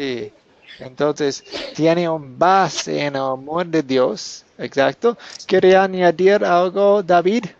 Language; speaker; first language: Spanish; non-native, fluent; English